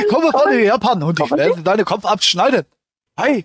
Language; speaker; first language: German; native; German